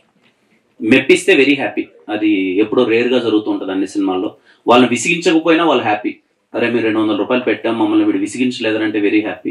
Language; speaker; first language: Telugu; native; Telugu